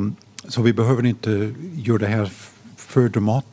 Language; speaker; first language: Swedish; non-native, fluent; English